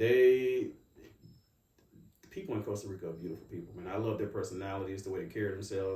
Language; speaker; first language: English; native; English